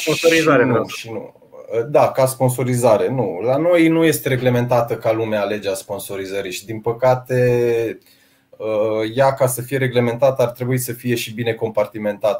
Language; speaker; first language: Romanian; native; Romanian